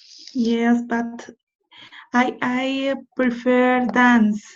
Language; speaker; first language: English; non-native, learner; Spanish